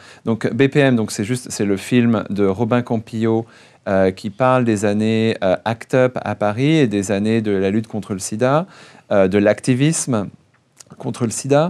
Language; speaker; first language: French; native; French